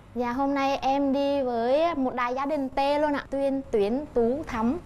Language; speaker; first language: Vietnamese; native; Vietnamese